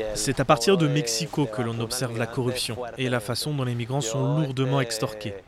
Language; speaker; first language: French; non-native, fluent; Spanish